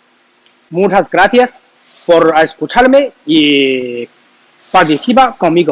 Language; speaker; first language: Spanish; non-native, learner; Chinese